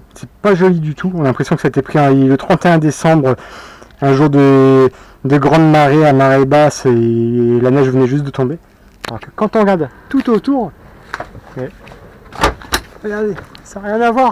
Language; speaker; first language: French; native; French